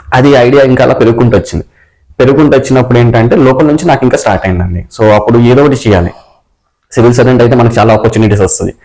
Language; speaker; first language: Telugu; native; Telugu